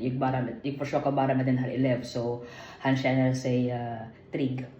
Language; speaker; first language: Swedish; non-native, learner; Filipino